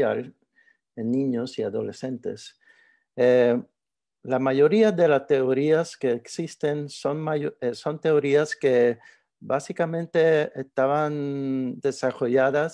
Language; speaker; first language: Spanish; early bilingual, heritage; Spanish